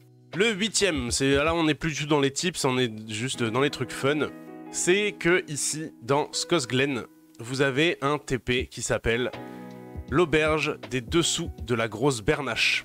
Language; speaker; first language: French; native; French